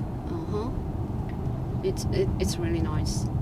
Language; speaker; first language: English; non-native, fluent; Chinese